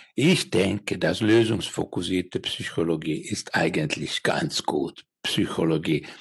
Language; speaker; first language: German; non-native, learner; Finnish